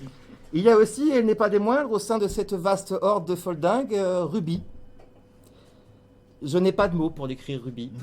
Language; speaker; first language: French; native; French